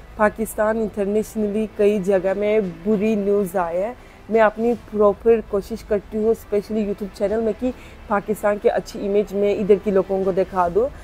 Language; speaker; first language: Urdu; non-native, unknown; Turkish